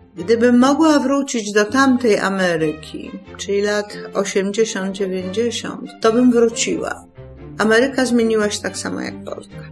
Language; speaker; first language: Polish; native; Polish